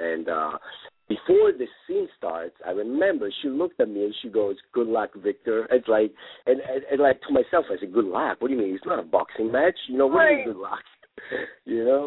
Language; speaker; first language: English; non-native, fluent; Italian